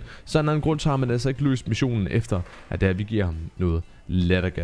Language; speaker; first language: Danish; native; Danish